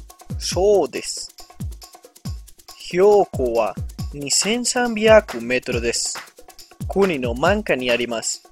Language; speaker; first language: Japanese; non-native, learner; Spanish